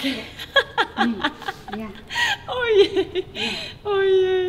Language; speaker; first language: Indonesian; non-native, learner; Polish